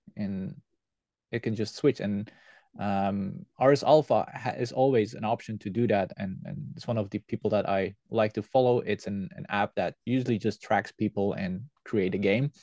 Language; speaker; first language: English; non-native, fluent; Dutch